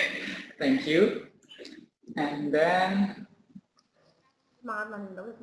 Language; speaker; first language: English; non-native, learner; Indonesian